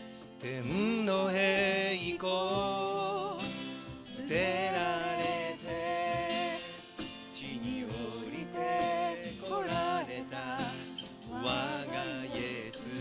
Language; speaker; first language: Japanese; native; Japanese